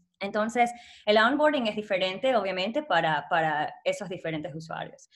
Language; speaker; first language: Spanish; early bilingual, heritage; Spanish